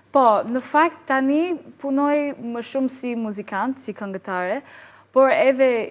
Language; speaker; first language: Albanian; non-native, learner; English